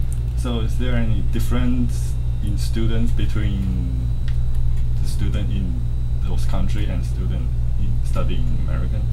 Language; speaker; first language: English; non-native, learner; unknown